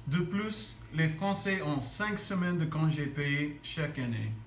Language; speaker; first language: French; non-native, fluent; English